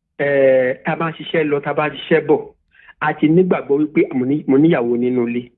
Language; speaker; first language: Yoruba; native; Yoruba